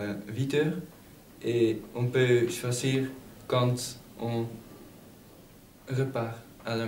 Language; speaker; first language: French; non-native, learner; Dutch